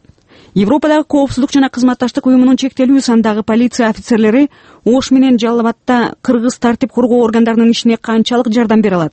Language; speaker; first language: Kyrgyz; native; Kyrgyz